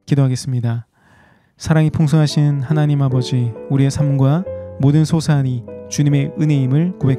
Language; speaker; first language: Korean; native; Korean